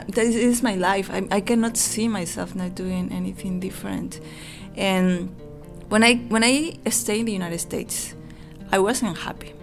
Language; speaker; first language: English; non-native, fluent; Spanish